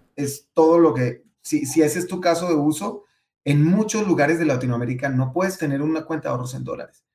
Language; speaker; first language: Spanish; native; Spanish